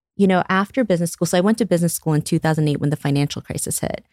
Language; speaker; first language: English; early bilingual, other home language; Korean